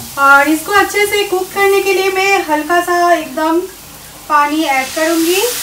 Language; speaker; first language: Hindi; non-native, local second language; Bangla